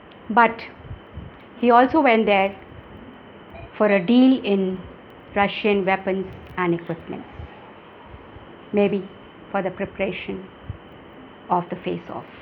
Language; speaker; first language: English; non-native, local second language; Hindi